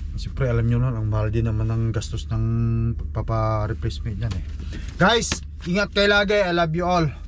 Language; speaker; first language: Filipino; non-native, local second language; Iloko